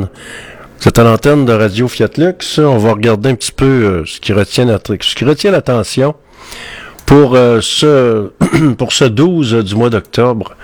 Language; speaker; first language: French; native; French